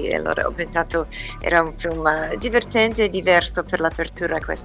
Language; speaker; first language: Italian; early bilingual, heritage; English